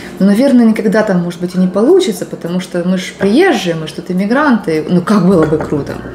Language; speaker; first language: Russian; native; Russian